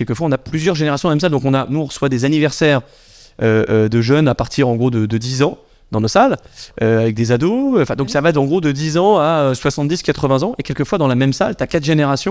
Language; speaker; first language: French; native; French